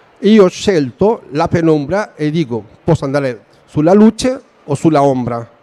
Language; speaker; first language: Italian; non-native, fluent; Spanish